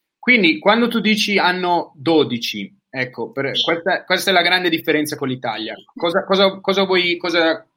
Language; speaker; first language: Italian; native; Italian